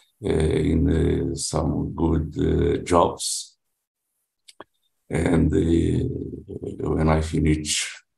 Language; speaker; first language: English; non-native, learner; Portuguese